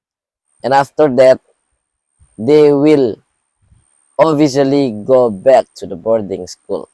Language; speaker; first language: English; non-native, learner; Indonesian